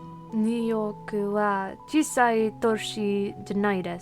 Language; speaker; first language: Japanese; non-native, learner; English